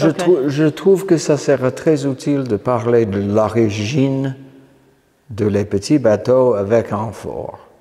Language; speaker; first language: French; non-native, fluent; English